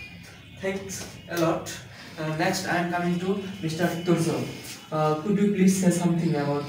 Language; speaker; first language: English; non-native, learner; Bangla